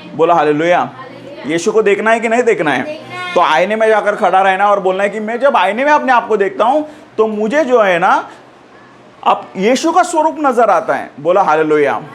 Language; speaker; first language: Hindi; non-native, local second language; Marathi